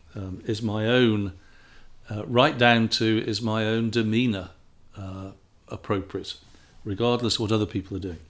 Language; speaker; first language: English; native; English